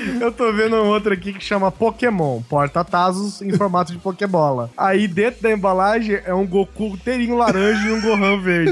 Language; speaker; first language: Portuguese; native; Portuguese